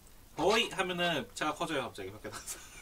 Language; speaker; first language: Korean; native; Korean